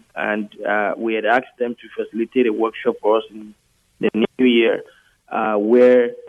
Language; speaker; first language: English; non-native, local second language; Yoruba